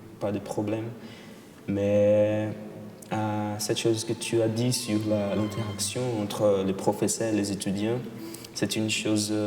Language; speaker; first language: French; non-native, fluent; Portuguese